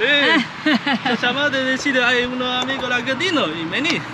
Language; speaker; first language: Spanish; non-native, learner; Chinese